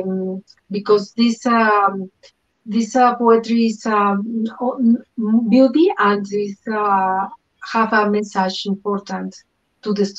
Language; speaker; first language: English; non-native, learner; Spanish